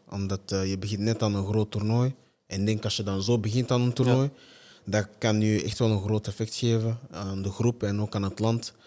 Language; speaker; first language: Dutch; native; Dutch